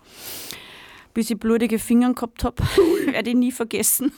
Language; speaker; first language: German; native; German